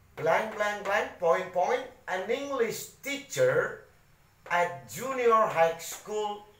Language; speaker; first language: English; non-native, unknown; Indonesian